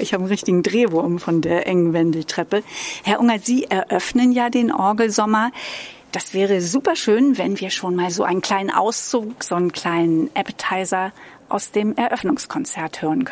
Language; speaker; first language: German; native; German